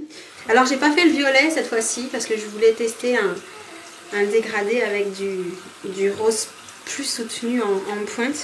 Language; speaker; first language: French; native; French